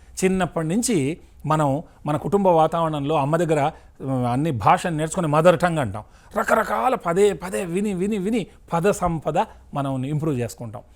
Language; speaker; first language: Telugu; native; Telugu